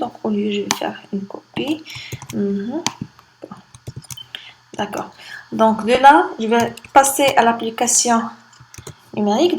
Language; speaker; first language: French; non-native, local second language; Arabic